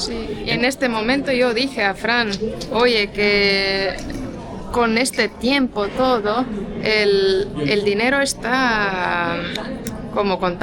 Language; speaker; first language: Spanish; non-native, fluent; Portuguese